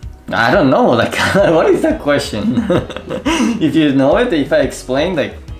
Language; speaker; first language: English; non-native, fluent; Japanese